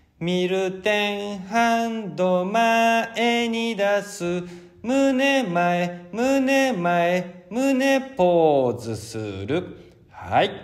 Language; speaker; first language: Japanese; native; Japanese